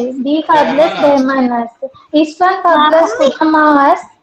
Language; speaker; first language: Persian; non-native, learner; Urdu